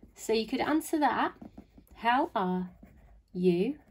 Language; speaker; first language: English; native; English